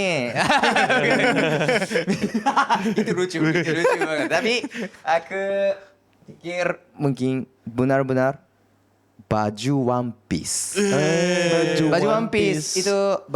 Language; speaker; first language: Indonesian; non-native, learner; Japanese